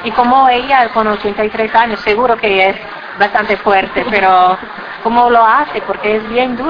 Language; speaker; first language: Spanish; non-native, fluent; English